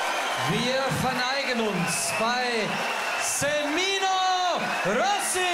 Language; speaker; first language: German; native; German